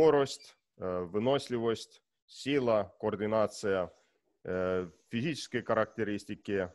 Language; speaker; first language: Russian; non-native, learner; Estonian